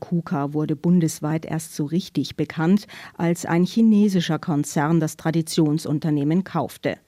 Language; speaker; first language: German; native; German